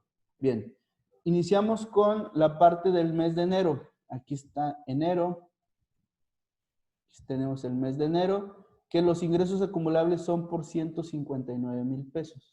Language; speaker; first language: Spanish; native; Spanish